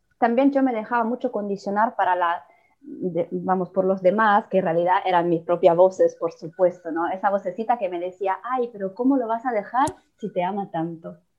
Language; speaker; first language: Spanish; non-native, fluent; Italian